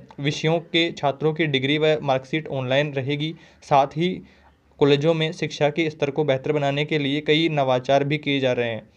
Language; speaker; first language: Hindi; native; Hindi